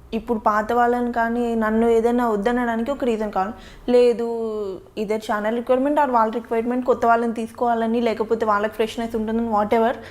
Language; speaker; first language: Telugu; native; Telugu